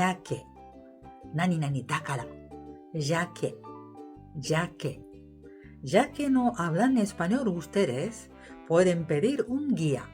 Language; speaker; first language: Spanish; non-native, fluent; Japanese